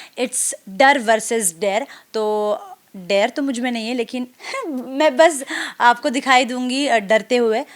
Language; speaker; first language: Hindi; non-native, local second language; Marathi